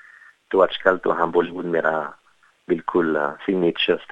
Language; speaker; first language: Hindi; non-native, fluent; French